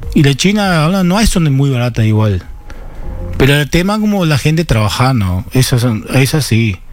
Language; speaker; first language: Spanish; non-native, learner; Chinese